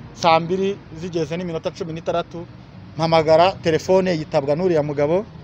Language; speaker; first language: Kinyarwanda; native; Kinyarwanda